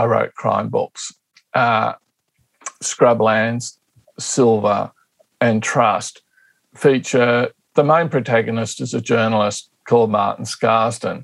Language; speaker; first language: English; native; English